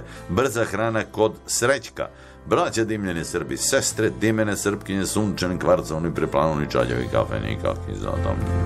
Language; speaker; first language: Serbian; native; Serbian